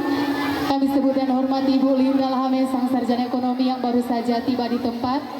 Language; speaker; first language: Indonesian; native; Indonesian